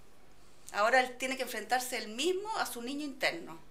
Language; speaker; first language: Spanish; native; Spanish